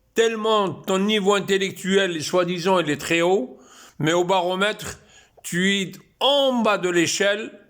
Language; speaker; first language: French; non-native, local second language; Arabic